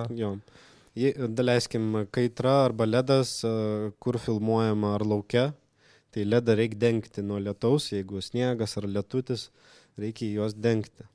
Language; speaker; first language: Lithuanian; non-native, local second language; Russian